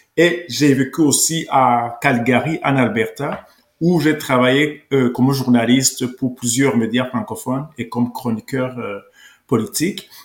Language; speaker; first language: French; non-native, local second language; Kinyarwanda